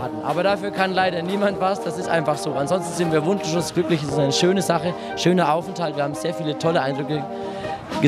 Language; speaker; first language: German; native; German